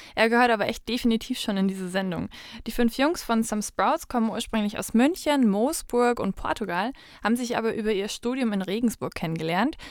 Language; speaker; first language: German; native; German